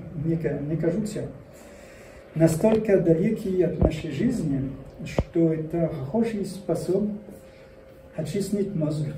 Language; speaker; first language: Russian; non-native, learner; French